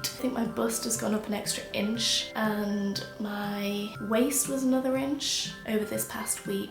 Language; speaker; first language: English; native; English